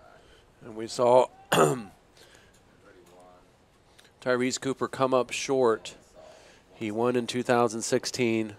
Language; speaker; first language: English; native; English